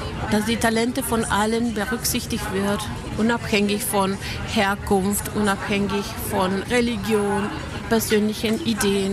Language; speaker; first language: German; non-native, fluent; Spanish